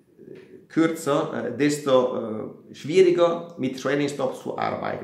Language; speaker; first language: German; non-native, fluent; Italian